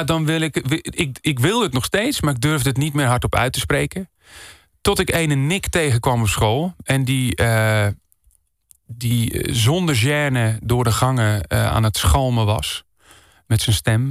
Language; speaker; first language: Dutch; native; Dutch